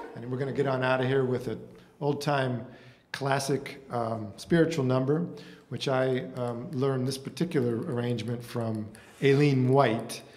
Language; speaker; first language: English; native; English